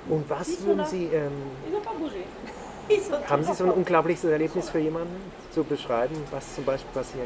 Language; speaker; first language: German; native; German